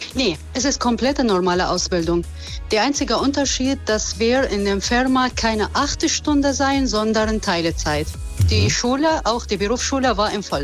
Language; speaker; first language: German; non-native, learner; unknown